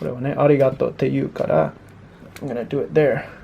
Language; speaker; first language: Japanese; non-native, learner; English